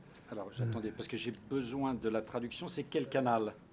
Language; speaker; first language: French; native; French